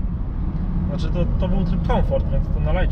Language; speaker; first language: Polish; native; Polish